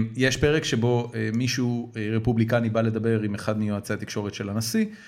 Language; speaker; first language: Hebrew; native; Hebrew